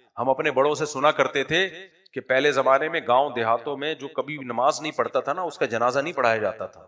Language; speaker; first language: Urdu; native; Urdu